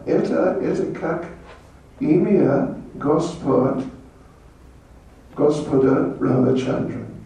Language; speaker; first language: Russian; non-native, learner; English